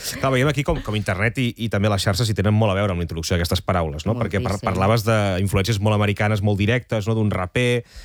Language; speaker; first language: Catalan; native; Catalan